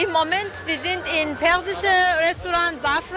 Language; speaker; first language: German; non-native, learner; Persian